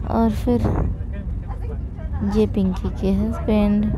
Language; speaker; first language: Hindi; native; Hindi